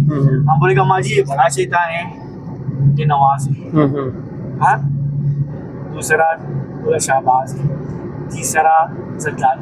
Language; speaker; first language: Hindi; non-native, learner; Baluchi